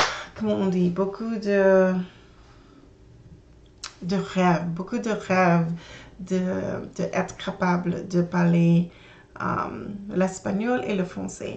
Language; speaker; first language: French; non-native, learner; English